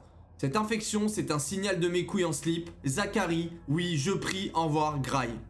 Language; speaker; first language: French; native; French